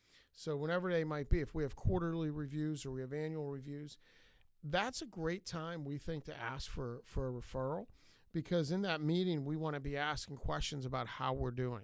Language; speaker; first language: English; native; English